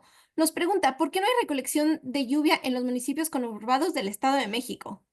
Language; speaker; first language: Spanish; native; Spanish